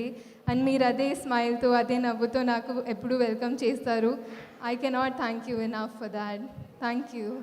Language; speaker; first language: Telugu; non-native, fluent; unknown